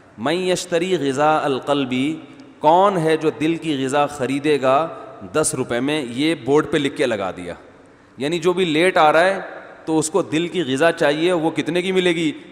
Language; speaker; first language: Urdu; native; Urdu